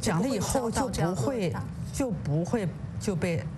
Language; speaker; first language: Chinese; native; Chinese